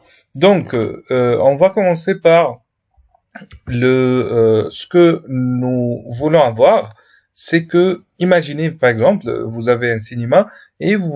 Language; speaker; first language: French; non-native, fluent; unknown